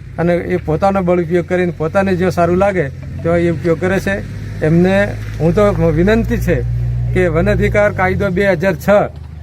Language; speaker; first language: Gujarati; native; Gujarati